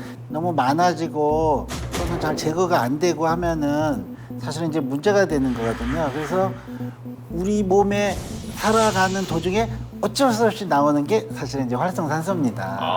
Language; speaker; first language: Korean; native; Korean